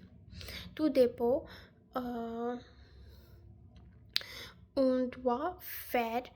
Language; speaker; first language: French; non-native, learner; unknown